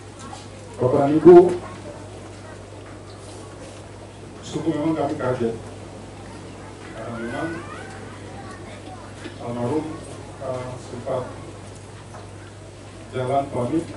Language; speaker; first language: Indonesian; native; Indonesian